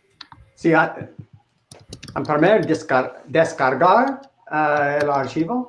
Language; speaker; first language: Spanish; non-native, learner; English